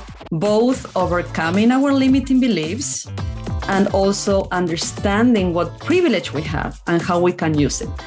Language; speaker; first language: English; non-native, fluent; Spanish